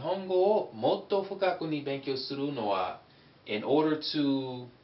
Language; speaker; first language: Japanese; non-native, fluent; English